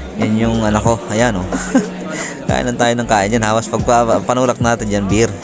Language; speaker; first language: Filipino; non-native, local second language; Bikol